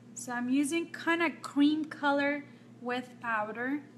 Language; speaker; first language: English; non-native, fluent; Spanish